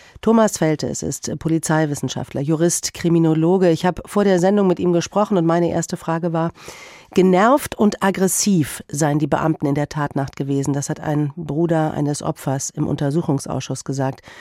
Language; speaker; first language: German; native; German